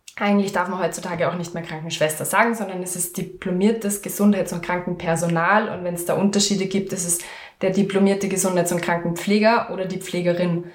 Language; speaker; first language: German; native; German